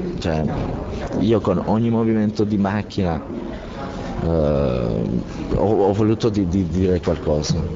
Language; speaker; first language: Italian; non-native, fluent; Albanian